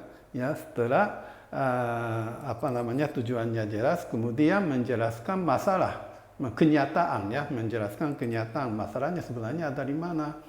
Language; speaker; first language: Indonesian; non-native, fluent; Japanese